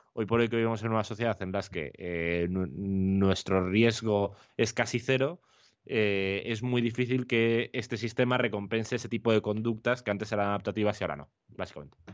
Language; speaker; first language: Spanish; native; Spanish